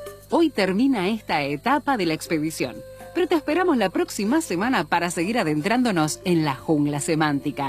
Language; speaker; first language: Spanish; native; Spanish